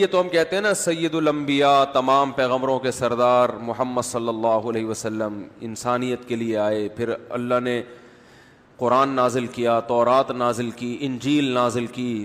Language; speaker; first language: Urdu; native; Urdu